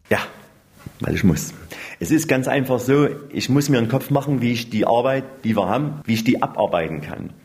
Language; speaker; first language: German; native; German